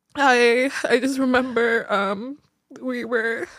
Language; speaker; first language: English; early bilingual, other home language; Tigrinya